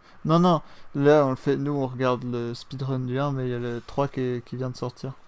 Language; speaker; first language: French; native; French